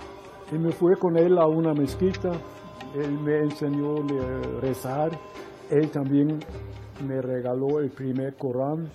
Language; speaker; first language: Spanish; non-native, fluent; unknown